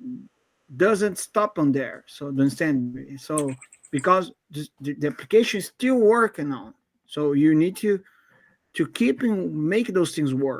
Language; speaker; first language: English; non-native, fluent; Portuguese